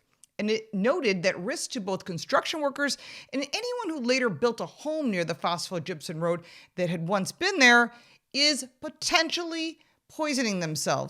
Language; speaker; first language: English; native; English